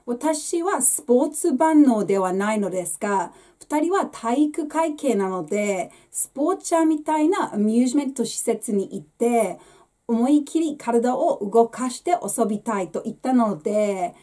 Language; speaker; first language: Japanese; non-native, fluent; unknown